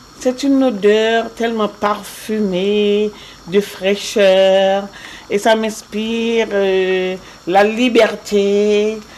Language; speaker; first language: French; non-native, local second language; Haitian Creole